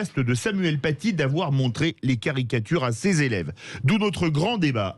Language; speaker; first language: French; native; French